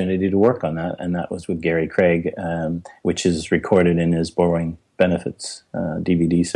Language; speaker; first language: English; native; English